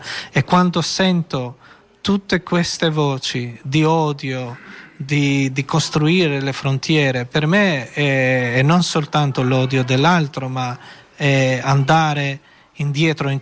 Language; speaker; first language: Italian; non-native, fluent; Albanian